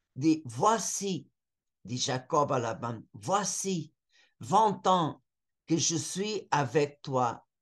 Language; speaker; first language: French; non-native, fluent; Portuguese